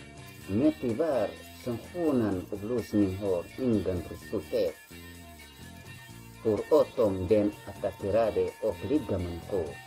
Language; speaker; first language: Swedish; non-native, learner; Tigrinya